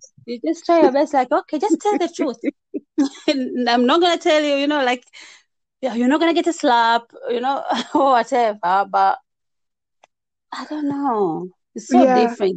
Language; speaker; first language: English; native; English